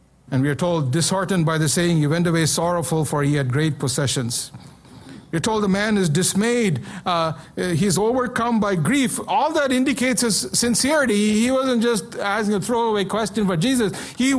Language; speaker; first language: English; non-native, local second language; Malayalam